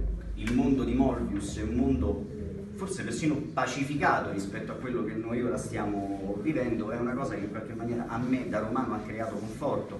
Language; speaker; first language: Italian; native; Italian